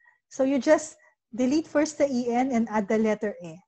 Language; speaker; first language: English; non-native, local second language; Filipino